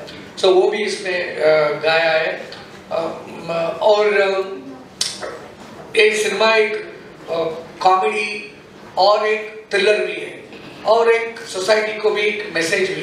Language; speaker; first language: Hindi; non-native, local second language; Kannada